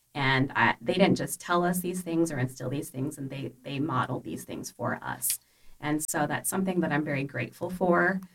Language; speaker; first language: English; early bilingual, other home language; Spanish